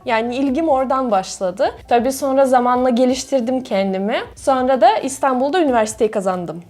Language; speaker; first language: Turkish; non-native, fluent; Russian